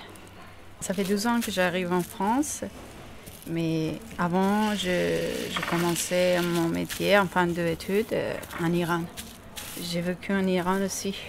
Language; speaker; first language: French; non-native, fluent; Persian